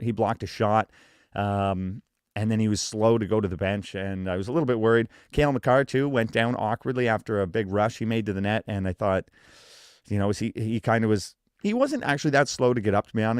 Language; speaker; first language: English; native; English